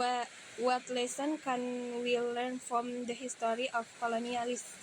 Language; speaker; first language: English; non-native, learner; Indonesian